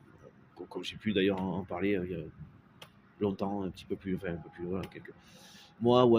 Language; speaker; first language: French; native; French